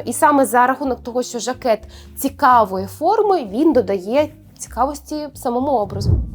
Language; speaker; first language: Ukrainian; native; Ukrainian